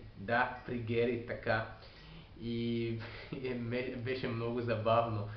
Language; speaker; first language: Bulgarian; non-native, learner; French